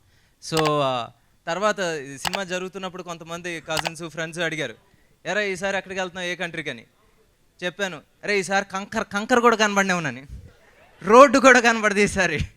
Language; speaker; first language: Telugu; native; Telugu